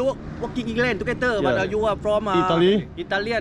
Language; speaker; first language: English; non-native, learner; Thai